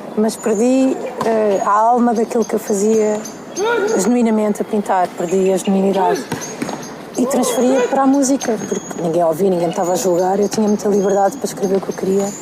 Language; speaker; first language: Portuguese; native; Portuguese